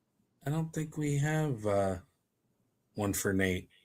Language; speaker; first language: English; native; English